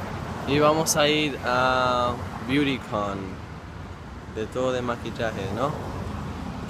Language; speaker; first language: Spanish; non-native, learner; English